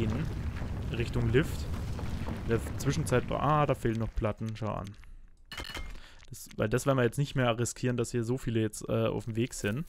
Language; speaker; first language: German; native; German